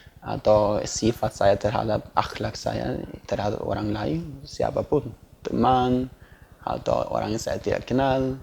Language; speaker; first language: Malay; non-native, fluent; Swedish